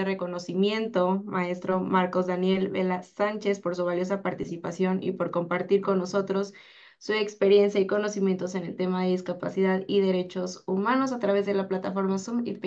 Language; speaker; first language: Spanish; native; Spanish